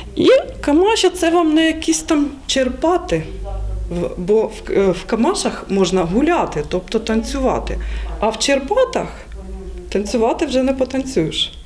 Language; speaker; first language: Ukrainian; native; Ukrainian